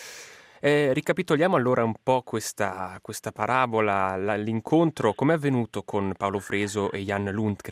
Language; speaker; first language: Italian; native; Italian